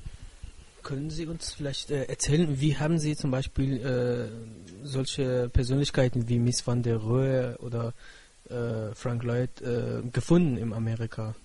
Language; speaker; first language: German; non-native, fluent; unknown